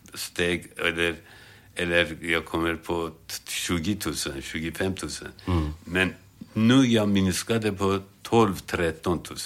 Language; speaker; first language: Swedish; non-native, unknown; Armenian